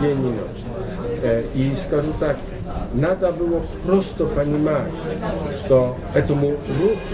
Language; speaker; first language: Russian; non-native, learner; Polish